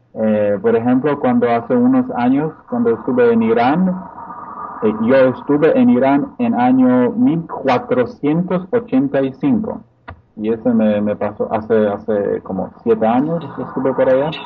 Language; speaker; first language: Spanish; non-native, fluent; Polish